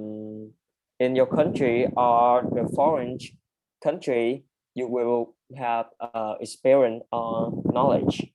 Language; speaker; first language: English; non-native, learner; Vietnamese